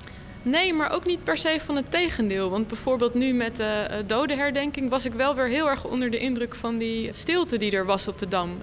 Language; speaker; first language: Dutch; native; Dutch